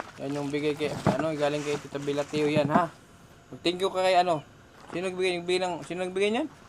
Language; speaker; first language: Filipino; non-native, local second language; Cebuano